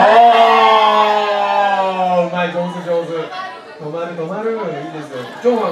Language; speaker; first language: Japanese; native; Japanese